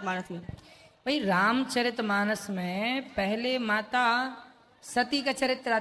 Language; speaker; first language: Hindi; native; Hindi